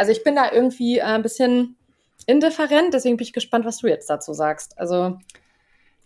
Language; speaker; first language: German; native; German